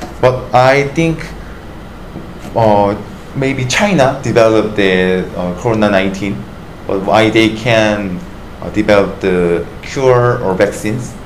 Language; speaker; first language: English; non-native, learner; Korean